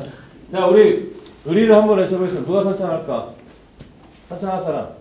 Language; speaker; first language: Korean; native; Korean